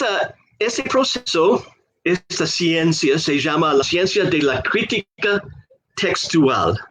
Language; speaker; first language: Spanish; non-native, fluent; English